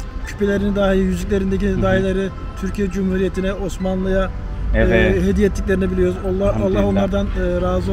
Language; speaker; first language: Turkish; native; Turkish